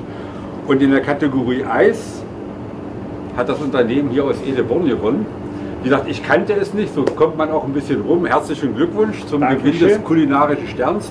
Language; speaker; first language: German; native; German